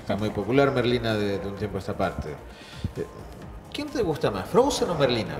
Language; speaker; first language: Spanish; native; Spanish